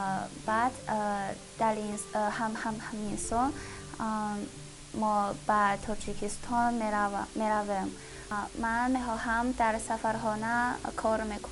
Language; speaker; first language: Persian; non-native, learner; Chinese